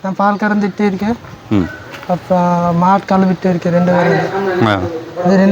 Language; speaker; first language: Tamil; non-native, local second language; Hindi